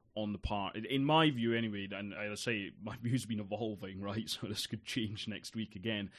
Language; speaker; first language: English; native; English